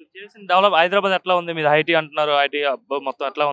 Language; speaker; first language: Telugu; native; Telugu